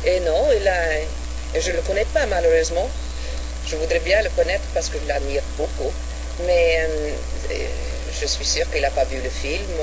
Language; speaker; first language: French; non-native, fluent; Swedish